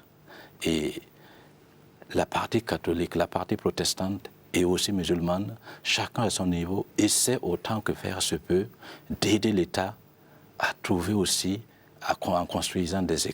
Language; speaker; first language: French; non-native, local second language; Mossi